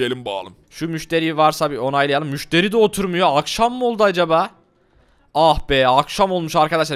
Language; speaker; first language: Turkish; native; Turkish